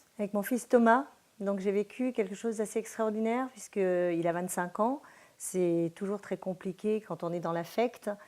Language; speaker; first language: French; early bilingual, other home language; Spanish